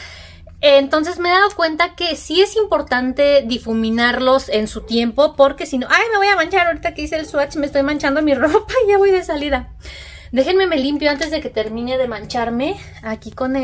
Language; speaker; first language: Spanish; native; Spanish